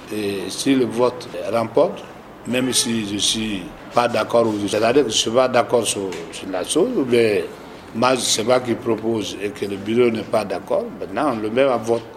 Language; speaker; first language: French; non-native, local second language; Susu